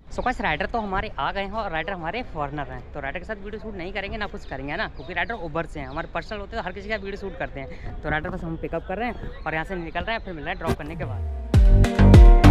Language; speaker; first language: Hindi; native; Hindi